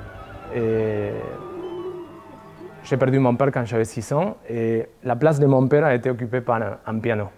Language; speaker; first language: French; non-native, fluent; Spanish